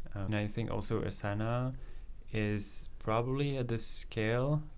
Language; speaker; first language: English; non-native, fluent; French